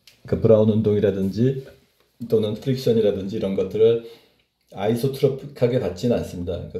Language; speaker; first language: Korean; native; Korean